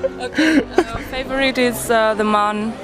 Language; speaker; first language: English; non-native, learner; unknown